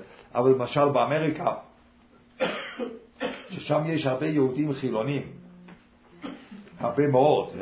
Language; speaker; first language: Hebrew; non-native, fluent; English